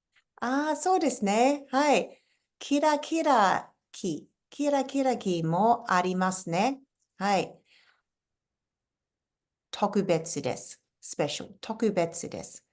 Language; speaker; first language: Japanese; non-native, fluent; English